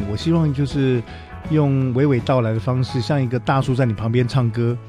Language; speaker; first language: Chinese; native; Chinese